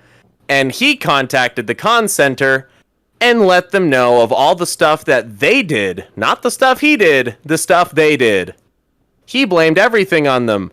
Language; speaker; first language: English; native; English